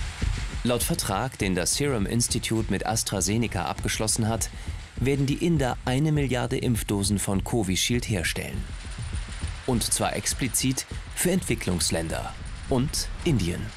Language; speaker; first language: German; native; German